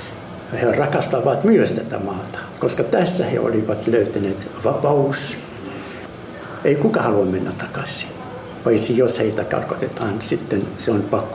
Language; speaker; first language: Finnish; non-native, learner; Arabic